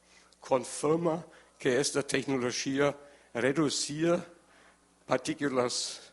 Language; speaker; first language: Portuguese; non-native, learner; German